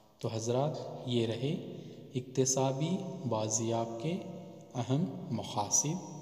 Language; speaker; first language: Urdu; native; Urdu